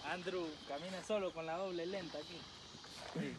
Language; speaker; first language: Spanish; native; Spanish